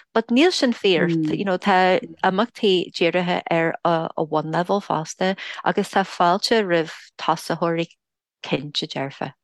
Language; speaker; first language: Irish; non-native, fluent; English